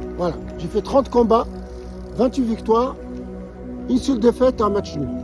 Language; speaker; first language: French; non-native, local second language; Arabic